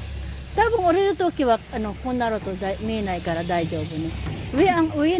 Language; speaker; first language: Japanese; non-native, learner; Filipino